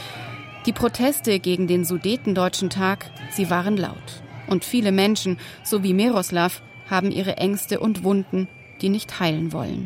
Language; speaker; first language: German; native; German